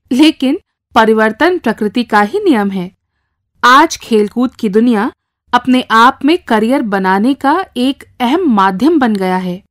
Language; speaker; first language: Hindi; native; Hindi